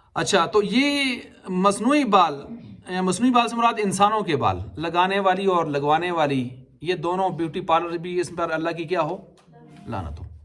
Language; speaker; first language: Urdu; non-native, local second language; Punjabi